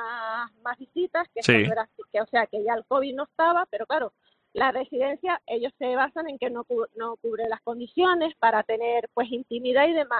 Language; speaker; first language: Spanish; native; Spanish